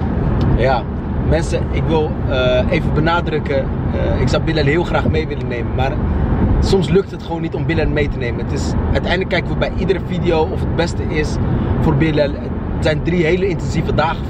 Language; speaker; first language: Dutch; native; Dutch